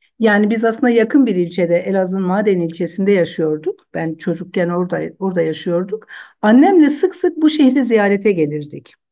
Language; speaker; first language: Turkish; non-native, local second language; Zaza